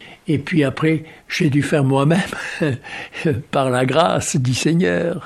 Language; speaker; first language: French; native; French